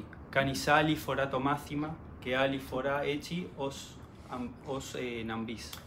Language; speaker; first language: Greek; early bilingual, heritage; Spanish